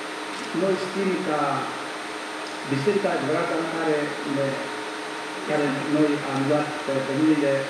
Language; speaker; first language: Romanian; non-native, learner; Greek